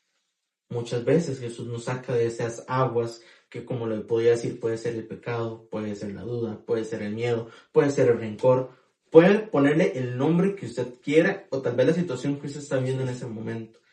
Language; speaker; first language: Spanish; native; Spanish